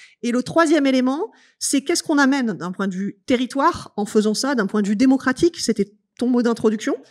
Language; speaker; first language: French; native; French